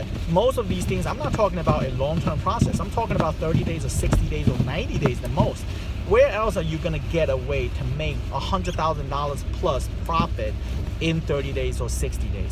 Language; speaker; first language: English; non-native, fluent; Chinese